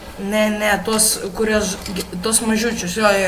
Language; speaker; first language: Lithuanian; early bilingual, heritage; Lithuanian